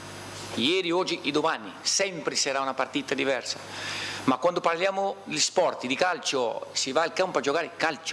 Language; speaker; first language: Italian; non-native, fluent; Portuguese